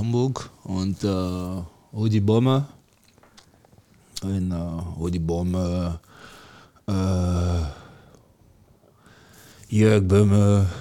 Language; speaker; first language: German; non-native, learner; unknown